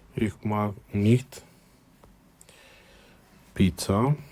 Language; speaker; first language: German; non-native, fluent; Romanian